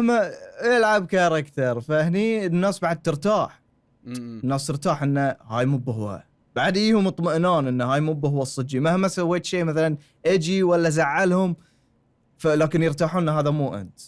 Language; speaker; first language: Arabic; native; Arabic